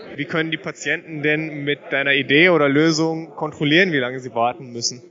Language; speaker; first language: German; native; German